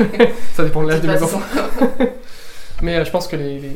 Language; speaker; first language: French; native; French